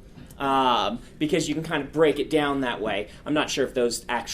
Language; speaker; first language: English; native; English